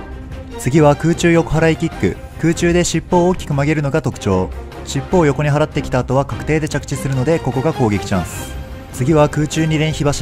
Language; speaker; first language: Japanese; native; Japanese